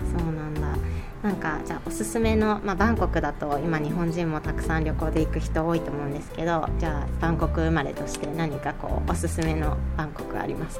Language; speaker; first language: Japanese; native; Japanese